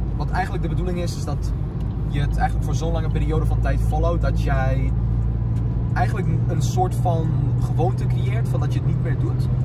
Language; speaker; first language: Dutch; native; Dutch